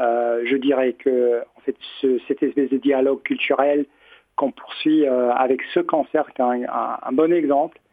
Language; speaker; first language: French; non-native, fluent; English